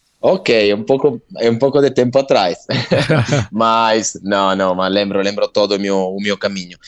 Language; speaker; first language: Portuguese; non-native, learner; Italian